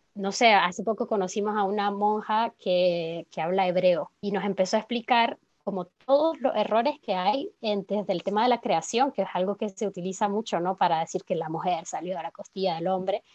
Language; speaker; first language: Spanish; native; Spanish